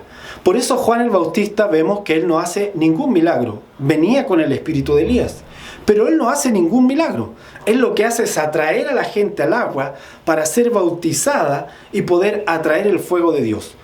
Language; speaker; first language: Spanish; native; Spanish